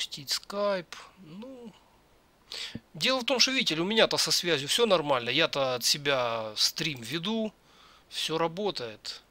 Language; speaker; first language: Russian; native; Russian